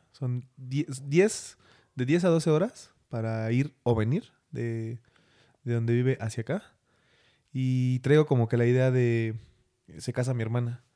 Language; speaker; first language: Spanish; native; Spanish